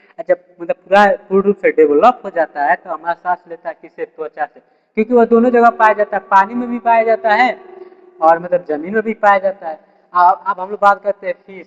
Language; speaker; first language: Hindi; native; Hindi